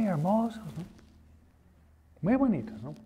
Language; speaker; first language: Spanish; non-native, fluent; English